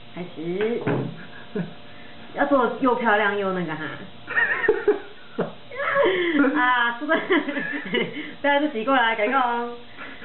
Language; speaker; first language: Chinese; native; Chinese